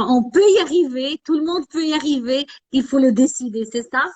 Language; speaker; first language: French; non-native, local second language; Arabic